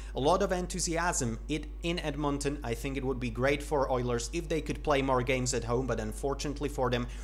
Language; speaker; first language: English; non-native, fluent; Slovak